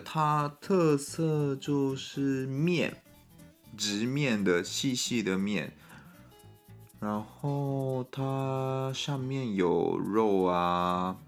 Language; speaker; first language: Chinese; non-native, fluent; Japanese